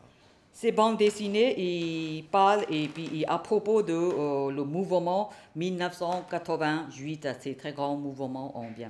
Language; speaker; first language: French; non-native, learner; Burmese